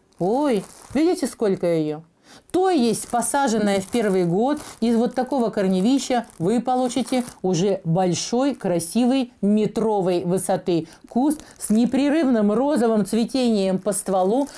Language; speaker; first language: Russian; native; Russian